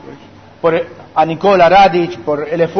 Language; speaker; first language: Spanish; native; Spanish